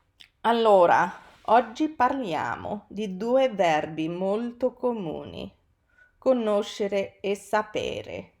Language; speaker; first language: Italian; non-native, fluent; English